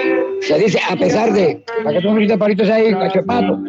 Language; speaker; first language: Spanish; native; Spanish